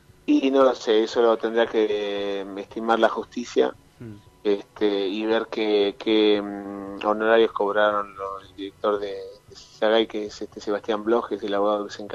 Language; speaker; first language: Spanish; native; Spanish